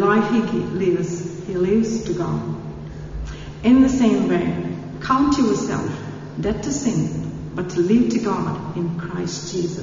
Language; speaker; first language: English; non-native, local second language; Telugu